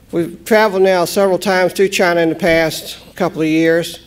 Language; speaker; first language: English; native; English